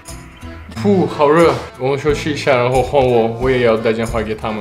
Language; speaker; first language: Chinese; non-native, learner; Russian